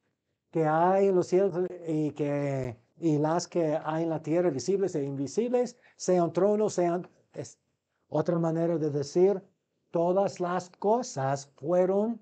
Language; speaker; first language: Spanish; non-native, fluent; English